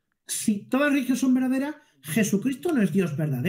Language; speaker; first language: Spanish; native; Spanish